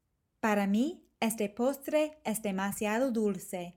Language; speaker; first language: Spanish; non-native, fluent; English